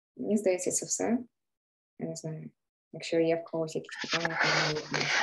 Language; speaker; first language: Ukrainian; native; Ukrainian